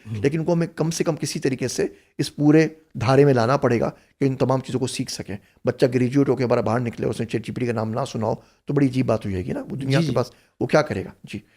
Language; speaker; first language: Urdu; native; Urdu